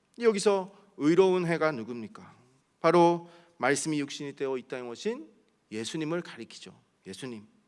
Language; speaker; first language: Korean; early bilingual, heritage; Korean